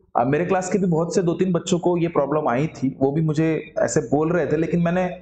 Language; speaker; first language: Hindi; non-native, local second language; Marathi